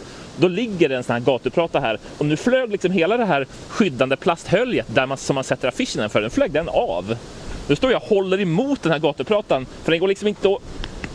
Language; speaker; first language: Swedish; native; Swedish